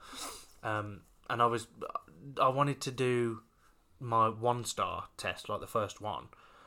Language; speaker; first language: English; native; English